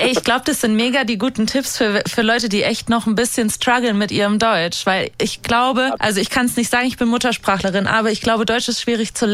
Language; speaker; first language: German; native; German